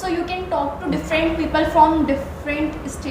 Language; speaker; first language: English; non-native, learner; Hindi